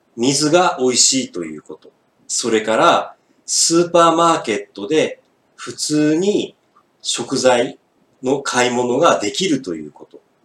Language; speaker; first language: Japanese; native; Japanese